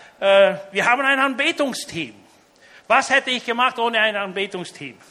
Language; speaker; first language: German; native; German